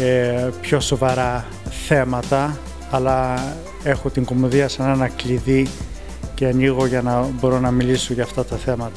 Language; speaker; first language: Greek; early bilingual, heritage; Greek